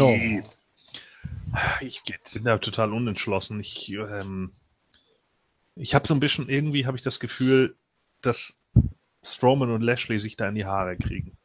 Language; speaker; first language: German; native; German